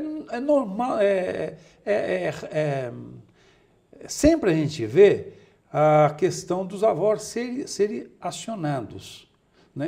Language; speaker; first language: Portuguese; native; Portuguese